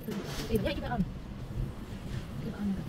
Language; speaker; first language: Dutch; non-native, learner; Filipino